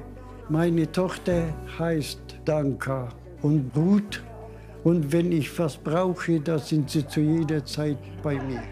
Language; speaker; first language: German; non-native, fluent; Polish